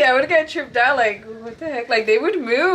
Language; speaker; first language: English; native; English